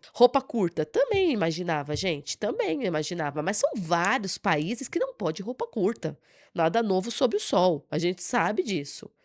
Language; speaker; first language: Portuguese; native; Portuguese